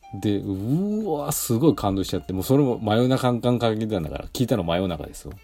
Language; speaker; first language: Japanese; native; Japanese